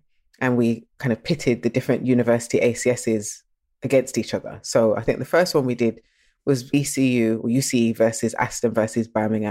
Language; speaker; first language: English; native; English